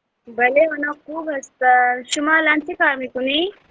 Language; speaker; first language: Persian; non-native, learner; Urdu